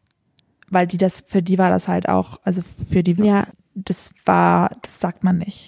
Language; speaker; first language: German; native; German